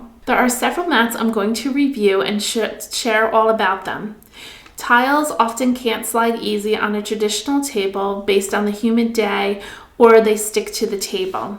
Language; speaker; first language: English; native; English